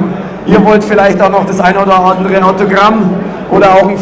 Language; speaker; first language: German; native; German